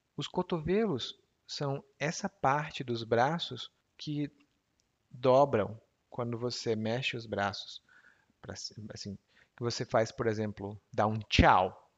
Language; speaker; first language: Portuguese; native; Portuguese